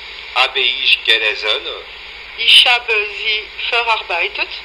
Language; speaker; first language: German; non-native, fluent; French